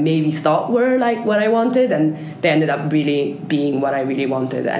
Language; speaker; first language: English; non-native, fluent; Italian